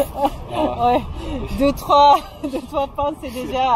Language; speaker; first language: French; non-native, fluent; Japanese